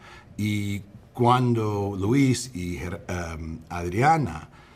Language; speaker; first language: Spanish; non-native, learner; English